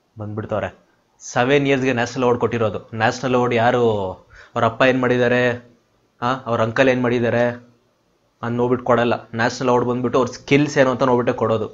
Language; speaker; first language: Kannada; non-native, local second language; Telugu